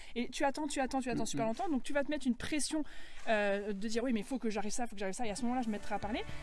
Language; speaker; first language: French; native; French